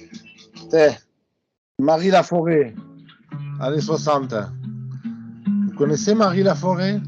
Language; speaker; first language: French; native; French